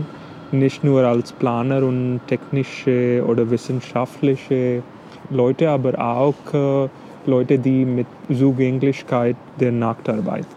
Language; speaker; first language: German; non-native, fluent; English